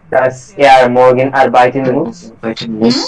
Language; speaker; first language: German; non-native, learner; Bangla